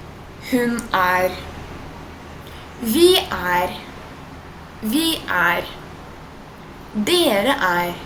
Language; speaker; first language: Norwegian; non-native, fluent; Portuguese